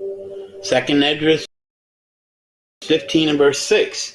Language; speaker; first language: English; native; English